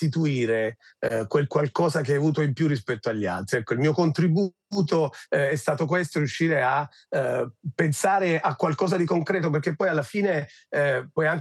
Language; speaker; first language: Italian; native; Italian